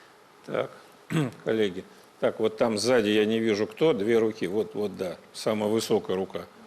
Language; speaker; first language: Russian; native; Russian